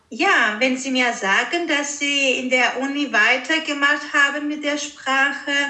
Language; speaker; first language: German; early bilingual, heritage; Greek